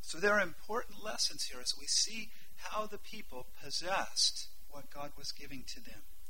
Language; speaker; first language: English; native; English